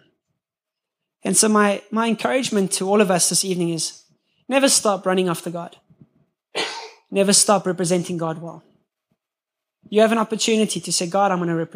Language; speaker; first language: English; native; English